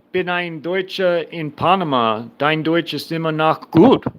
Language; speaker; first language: German; non-native, learner; English